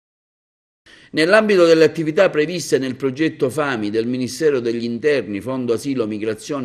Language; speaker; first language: Italian; native; Italian